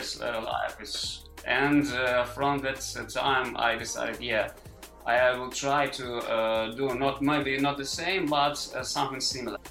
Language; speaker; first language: English; non-native, learner; Ukrainian